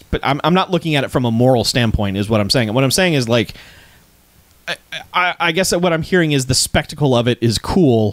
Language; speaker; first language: English; native; English